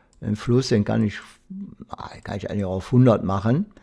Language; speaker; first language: German; native; German